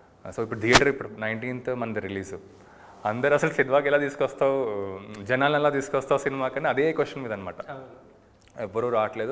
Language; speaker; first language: Telugu; native; Telugu